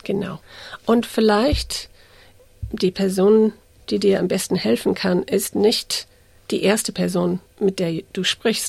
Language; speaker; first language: German; non-native, fluent; English